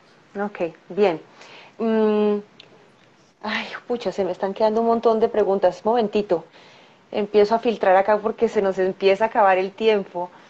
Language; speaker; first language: Spanish; native; Spanish